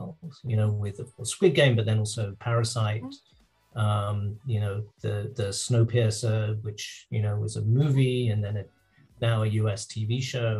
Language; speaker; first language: English; native; English